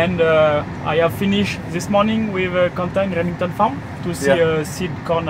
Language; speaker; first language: English; non-native, learner; French